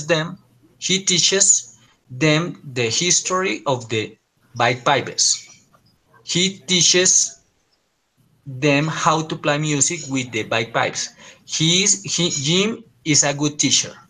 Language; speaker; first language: English; non-native, learner; Spanish